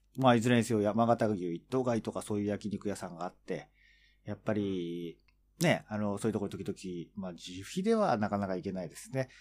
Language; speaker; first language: Japanese; native; Japanese